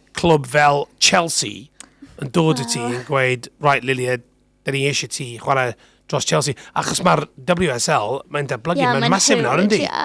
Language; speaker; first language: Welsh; non-native, local second language; English